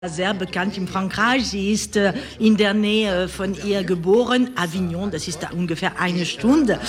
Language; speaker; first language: German; non-native, learner; French